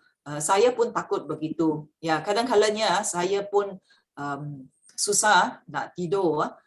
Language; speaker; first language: Malay; native; Malay